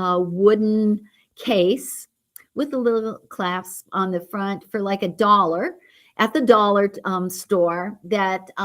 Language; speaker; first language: English; native; English